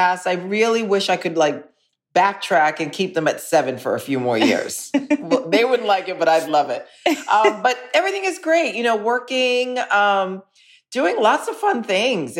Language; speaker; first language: English; native; English